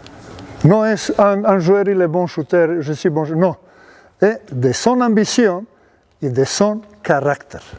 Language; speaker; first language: French; non-native, learner; Serbian